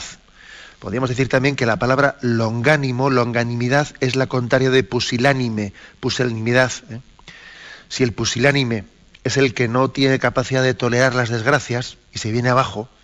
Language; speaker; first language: Spanish; native; Spanish